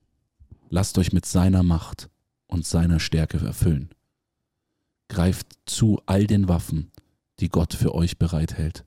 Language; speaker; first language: German; native; German